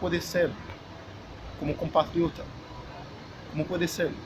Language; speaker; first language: Spanish; non-native, fluent; Haitian Creole